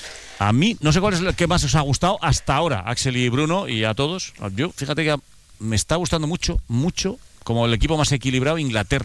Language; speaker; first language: Spanish; native; Spanish